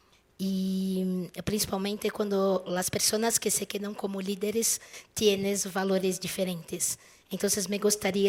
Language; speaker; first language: Spanish; non-native, fluent; Portuguese